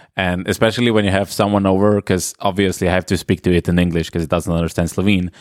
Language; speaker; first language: English; non-native, fluent; Slovenian